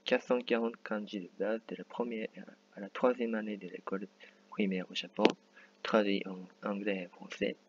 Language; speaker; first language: French; non-native, fluent; Japanese